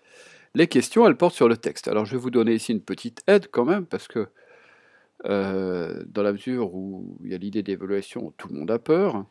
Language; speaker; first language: French; native; French